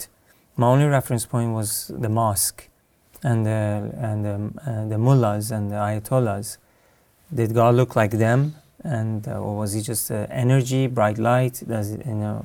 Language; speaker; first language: English; non-native, fluent; Persian